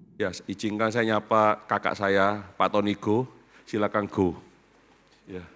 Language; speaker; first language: Indonesian; native; Indonesian